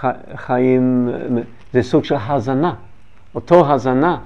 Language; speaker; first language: Hebrew; non-native, learner; English